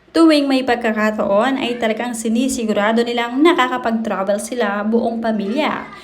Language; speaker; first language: Filipino; native; Filipino